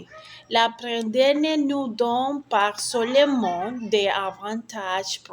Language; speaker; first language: French; non-native, learner; Spanish